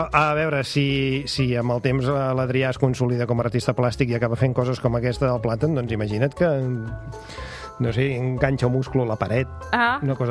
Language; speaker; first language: Catalan; native; Catalan